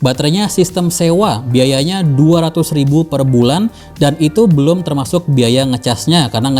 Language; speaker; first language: Indonesian; native; Indonesian